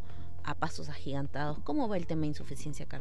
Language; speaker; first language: Spanish; native; Spanish